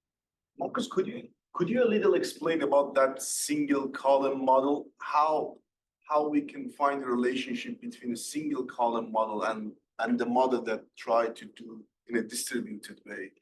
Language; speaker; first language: English; non-native, learner; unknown